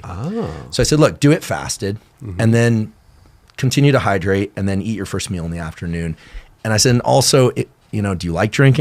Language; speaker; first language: English; native; English